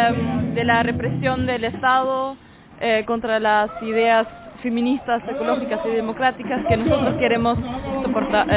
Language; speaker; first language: Spanish; non-native, fluent; German